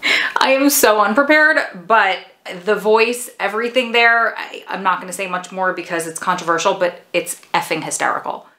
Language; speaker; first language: English; native; English